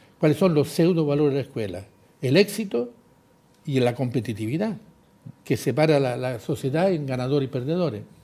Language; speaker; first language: Spanish; native; Spanish